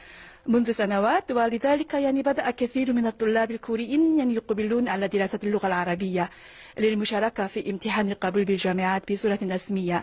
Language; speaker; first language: Arabic; non-native, fluent; Korean